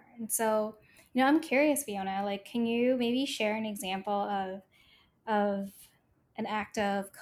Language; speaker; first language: English; native; English